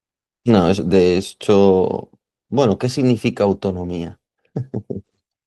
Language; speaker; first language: Spanish; native; Spanish